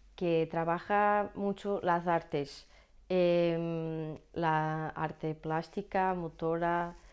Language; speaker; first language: Spanish; non-native, learner; Portuguese